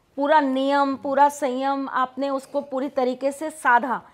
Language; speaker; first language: Hindi; native; Hindi